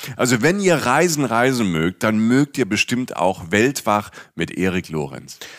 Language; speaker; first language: German; native; German